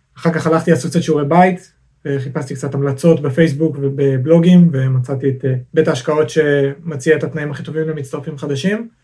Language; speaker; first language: Hebrew; native; Hebrew